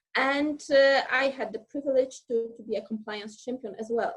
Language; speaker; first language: English; non-native, fluent; Polish